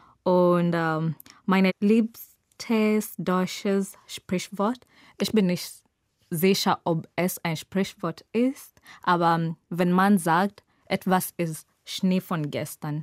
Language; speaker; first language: German; non-native, learner; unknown